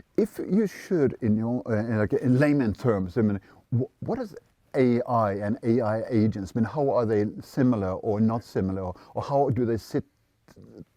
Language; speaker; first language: English; non-native, fluent; Norwegian